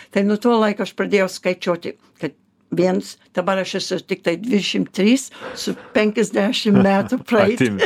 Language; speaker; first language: Lithuanian; early bilingual, heritage; Lithuanian